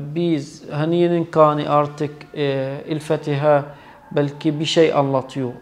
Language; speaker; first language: Turkish; non-native, fluent; Arabic